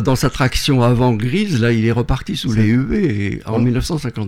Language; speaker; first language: French; native; French